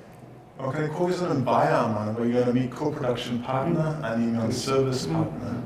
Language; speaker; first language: Korean; non-native, learner; English